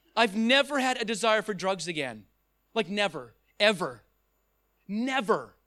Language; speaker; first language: English; native; English